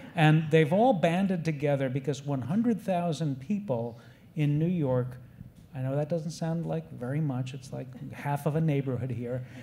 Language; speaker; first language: English; native; English